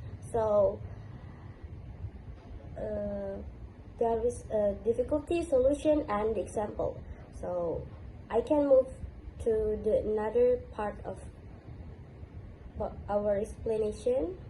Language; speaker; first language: English; non-native, learner; Indonesian